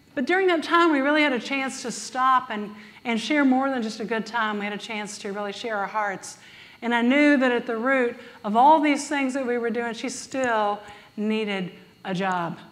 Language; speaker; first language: English; native; English